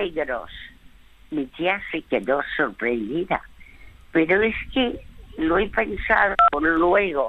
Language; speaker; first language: Spanish; early bilingual, other home language; French